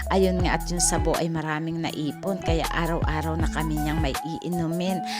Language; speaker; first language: Filipino; native; Filipino